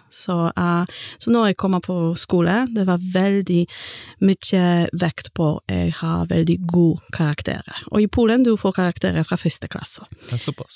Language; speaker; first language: Norwegian; non-native, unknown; Polish